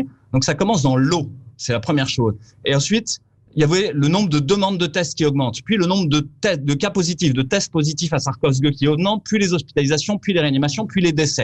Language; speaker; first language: French; native; French